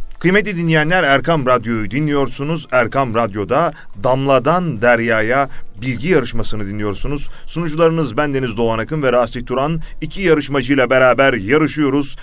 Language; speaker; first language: Turkish; native; Turkish